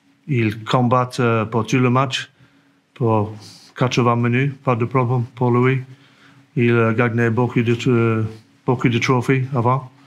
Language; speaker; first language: French; non-native, learner; English